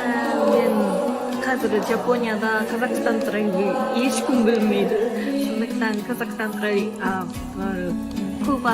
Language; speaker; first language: Kazakh; non-native, learner; Japanese